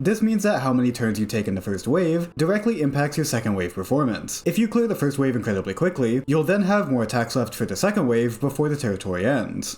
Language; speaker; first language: English; native; English